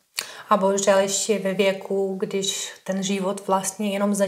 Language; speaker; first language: Czech; non-native, fluent; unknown